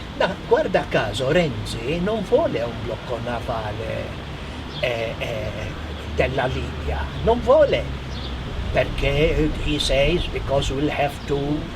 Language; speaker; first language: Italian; non-native, fluent; Maltese